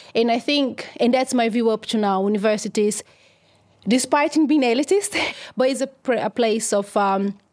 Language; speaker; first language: English; non-native, fluent; Portuguese